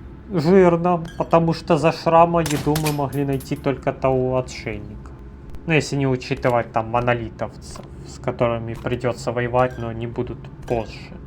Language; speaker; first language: Russian; native; Russian